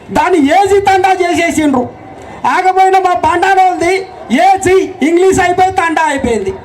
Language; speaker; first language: Telugu; non-native, local second language; Koya